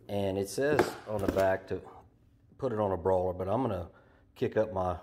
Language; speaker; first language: English; native; English